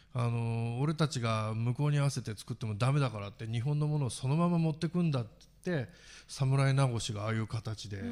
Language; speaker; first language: Japanese; native; Japanese